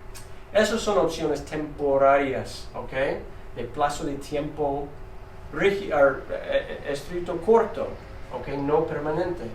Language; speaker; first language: Spanish; non-native, fluent; English